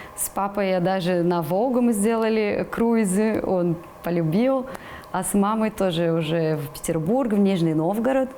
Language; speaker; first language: Russian; non-native, fluent; Portuguese